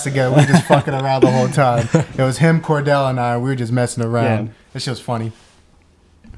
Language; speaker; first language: English; native; English